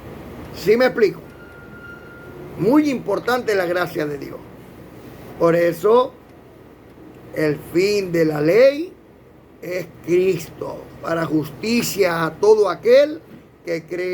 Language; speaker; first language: Spanish; native; Spanish